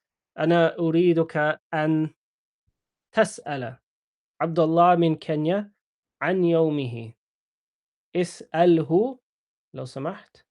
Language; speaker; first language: Arabic; non-native, fluent; English